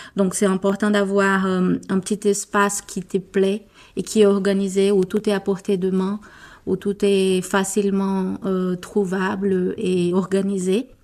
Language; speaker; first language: French; non-native, fluent; Portuguese